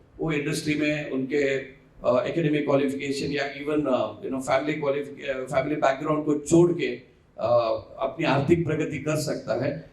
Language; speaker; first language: Hindi; non-native, local second language; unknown